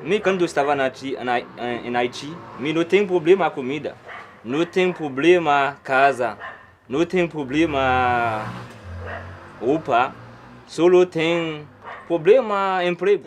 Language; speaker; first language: Portuguese; non-native, learner; Haitian Creole